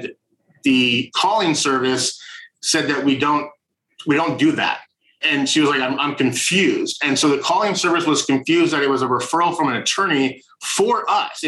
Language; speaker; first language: English; native; English